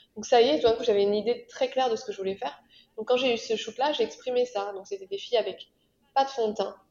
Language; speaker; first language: French; native; French